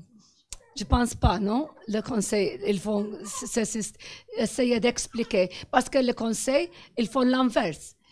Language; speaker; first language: French; non-native, fluent; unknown